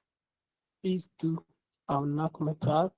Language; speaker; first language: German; non-native, learner; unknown